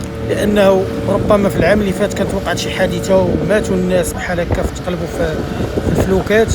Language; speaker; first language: Arabic; native; Arabic